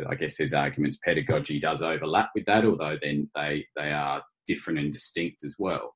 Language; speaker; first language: English; native; English